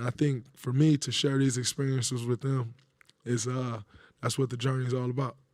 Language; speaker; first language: English; native; English